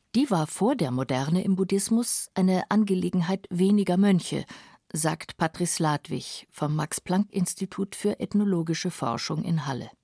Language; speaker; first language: German; native; German